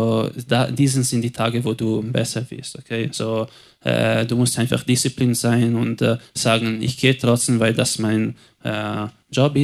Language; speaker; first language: German; non-native, local second language; Italian